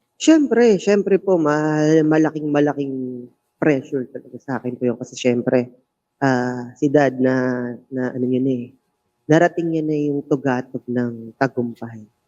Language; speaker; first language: Filipino; native; Filipino